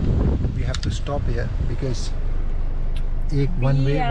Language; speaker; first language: English; non-native, fluent; Hindi